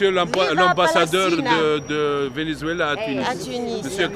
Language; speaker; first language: French; non-native, local second language; Arabic